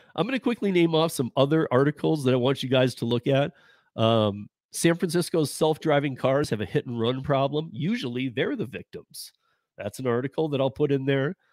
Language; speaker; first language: English; native; English